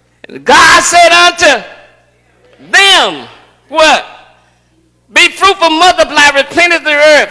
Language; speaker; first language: English; native; English